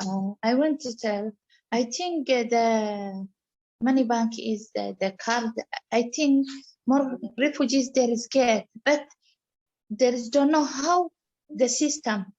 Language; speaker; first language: English; non-native, learner; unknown